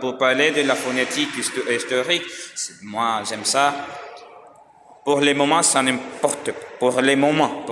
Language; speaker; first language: French; non-native, learner; Spanish